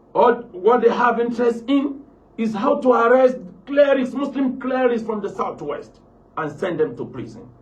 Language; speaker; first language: English; non-native, local second language; Yoruba